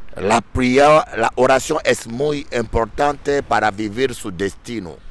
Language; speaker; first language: Spanish; non-native, learner; French